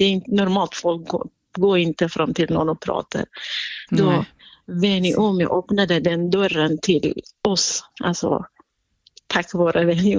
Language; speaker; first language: Swedish; non-native, fluent; Central Kurdish